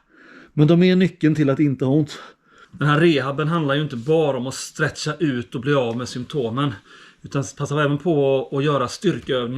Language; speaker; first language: Swedish; native; Swedish